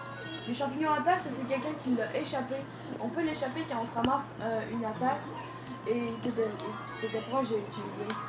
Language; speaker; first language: French; native; French